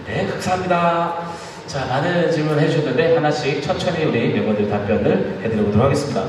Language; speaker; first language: Korean; native; Korean